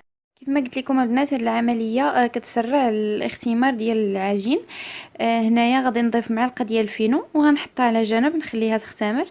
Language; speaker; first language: Arabic; native; Arabic